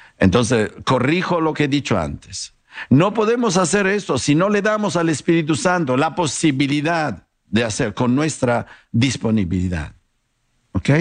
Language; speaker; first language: Spanish; non-native, fluent; Italian